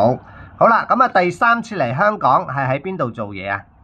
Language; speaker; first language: Cantonese; native; Cantonese